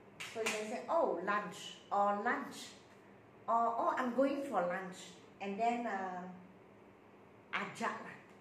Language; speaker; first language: English; non-native, local second language; Malay